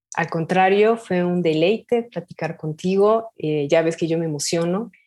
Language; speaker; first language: Spanish; native; Spanish